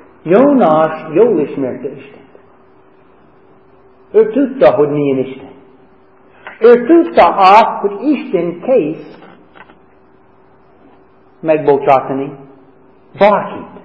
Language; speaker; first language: Hungarian; non-native, fluent; English